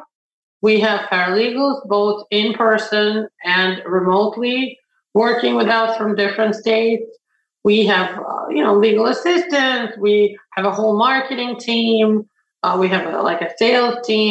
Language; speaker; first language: English; early bilingual, other home language; Ukrainian